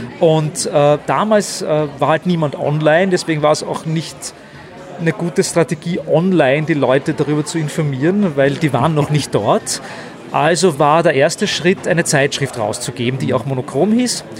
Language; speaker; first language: German; native; German